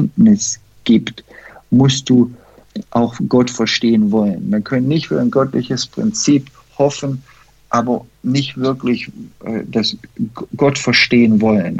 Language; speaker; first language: German; early bilingual, heritage; German